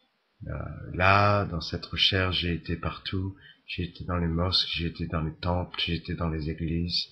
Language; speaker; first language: French; native; French